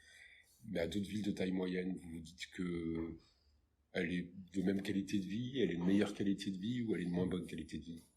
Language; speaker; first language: French; native; French